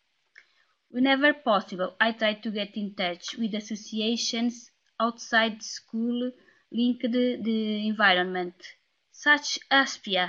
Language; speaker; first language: English; non-native, learner; Portuguese